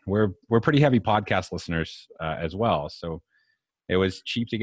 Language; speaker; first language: English; native; English